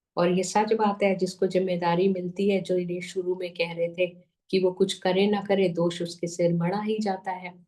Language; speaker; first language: Hindi; native; Hindi